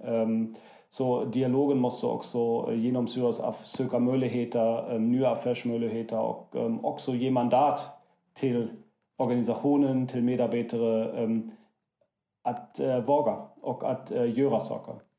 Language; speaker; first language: Swedish; non-native, fluent; German